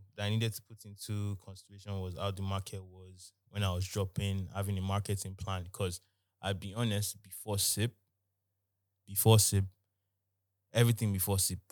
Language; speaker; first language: English; non-native, local second language; Yoruba